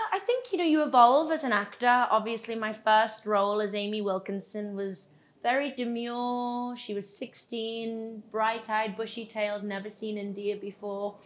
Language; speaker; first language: English; native; English